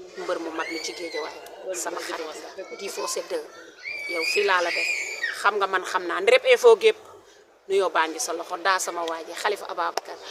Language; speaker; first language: Wolof; native; Wolof